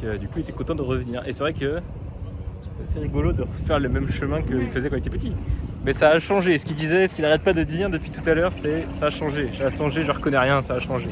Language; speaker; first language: French; native; French